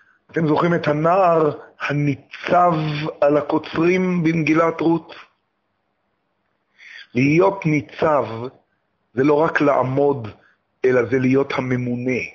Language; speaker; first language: Hebrew; native; Hebrew